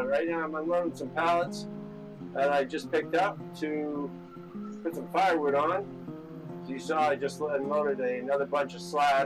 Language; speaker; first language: English; native; English